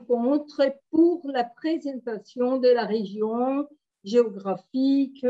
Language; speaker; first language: French; non-native, fluent; Portuguese